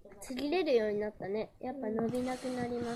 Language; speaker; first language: Japanese; native; Japanese